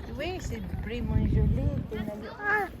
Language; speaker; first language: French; non-native, learner; Cebuano